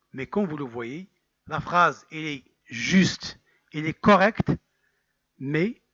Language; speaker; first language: French; non-native, local second language; Arabic